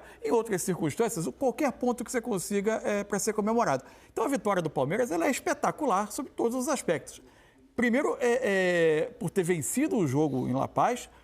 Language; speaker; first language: Portuguese; native; Portuguese